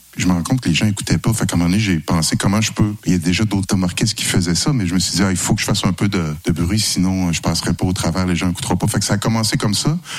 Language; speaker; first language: French; native; French